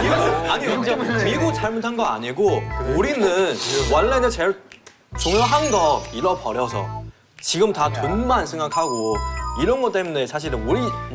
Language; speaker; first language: Korean; non-native, fluent; Chinese